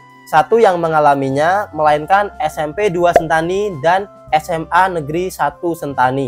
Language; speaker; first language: Indonesian; native; Indonesian